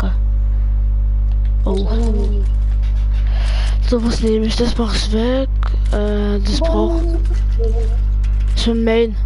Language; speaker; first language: German; native; German